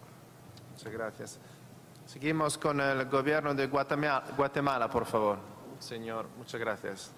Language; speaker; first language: Spanish; non-native, fluent; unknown